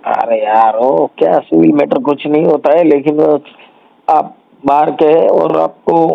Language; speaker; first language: Hindi; non-native, local second language; Gujarati